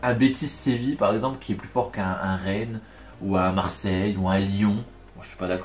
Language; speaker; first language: French; native; French